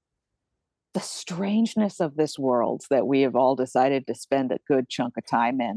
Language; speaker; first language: English; native; English